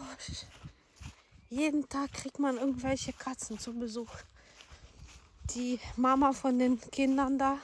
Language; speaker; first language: German; non-native, fluent; Ukrainian